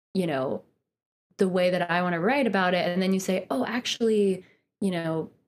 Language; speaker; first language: English; native; English